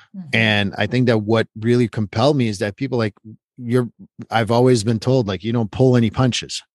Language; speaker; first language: English; non-native, fluent; French